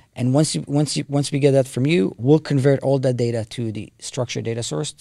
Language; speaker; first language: English; non-native, fluent; Hebrew